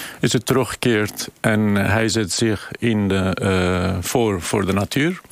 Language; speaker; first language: Dutch; non-native, fluent; Kurdish